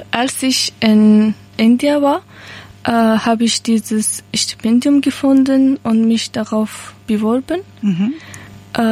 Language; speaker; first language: German; non-native, learner; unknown